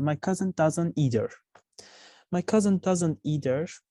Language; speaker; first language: English; non-native, fluent; Azerbaijani